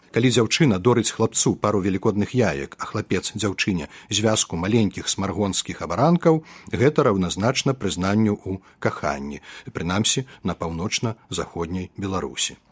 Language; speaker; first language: Belarusian; native; Belarusian